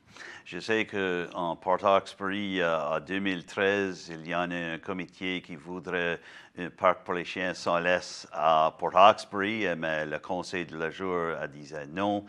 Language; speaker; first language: French; non-native, learner; English